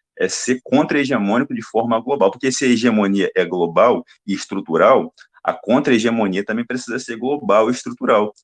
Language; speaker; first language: Portuguese; native; Portuguese